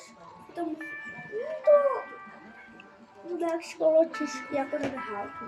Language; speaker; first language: Czech; non-native, local second language; Polish